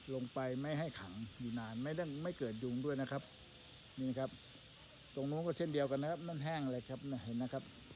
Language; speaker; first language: Thai; native; Thai